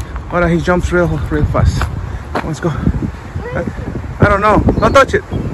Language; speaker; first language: English; non-native, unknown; Spanish